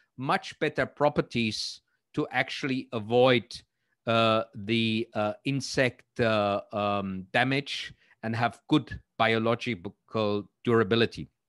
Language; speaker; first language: English; non-native, fluent; German